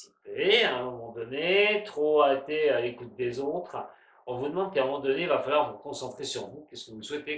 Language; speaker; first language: French; native; French